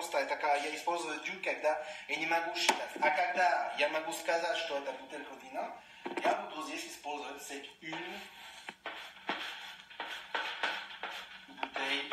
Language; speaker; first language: Russian; non-native, learner; French